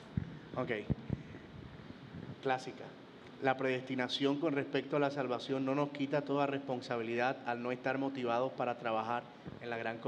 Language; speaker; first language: Spanish; native; Spanish